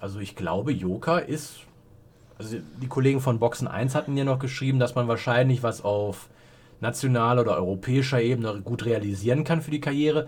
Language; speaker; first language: German; native; German